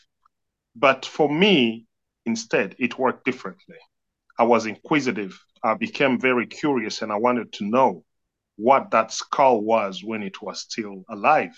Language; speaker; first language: English; non-native, fluent; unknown